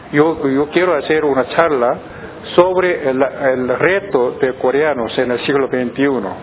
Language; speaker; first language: Spanish; non-native, learner; Korean